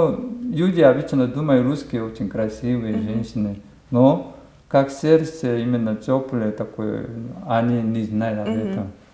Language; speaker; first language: Russian; non-native, learner; Korean